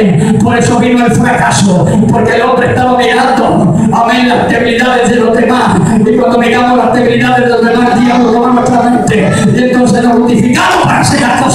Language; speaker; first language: Spanish; native; Spanish